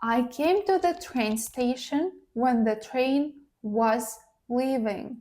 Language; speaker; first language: English; non-native, fluent; Ukrainian